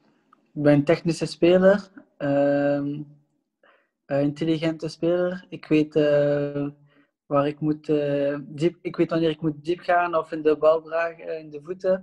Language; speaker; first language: Dutch; non-native, local second language; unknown